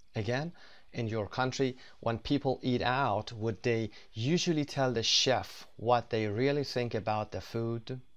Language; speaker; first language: English; non-native, fluent; Persian